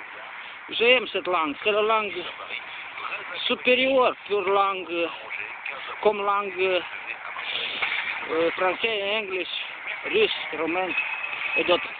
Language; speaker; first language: French; non-native, learner; Romanian